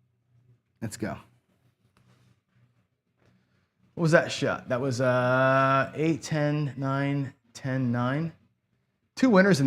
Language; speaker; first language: English; native; English